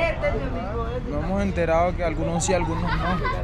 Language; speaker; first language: Spanish; native; Spanish